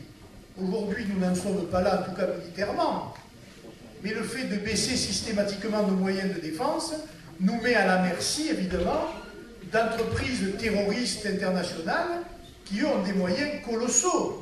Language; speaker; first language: French; native; French